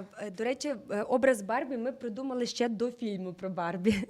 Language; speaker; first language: Ukrainian; native; Ukrainian